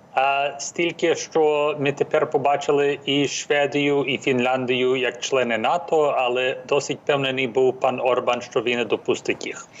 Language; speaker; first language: Ukrainian; early bilingual, heritage; English